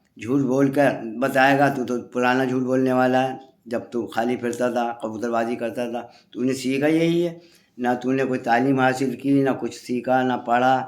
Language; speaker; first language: Urdu; native; Urdu